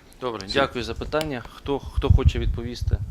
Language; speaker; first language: Ukrainian; native; Ukrainian